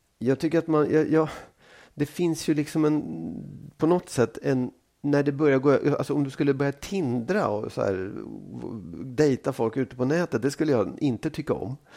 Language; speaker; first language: Swedish; native; Swedish